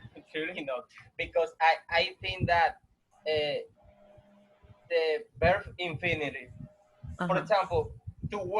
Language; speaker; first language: English; non-native, learner; Spanish